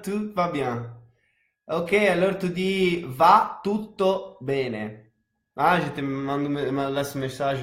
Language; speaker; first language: French; non-native, fluent; Italian